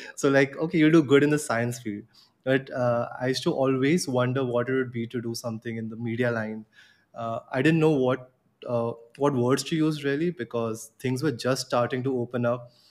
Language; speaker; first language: English; non-native, local second language; Gujarati